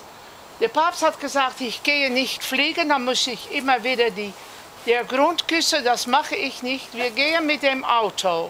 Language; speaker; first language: German; non-native, learner; Dutch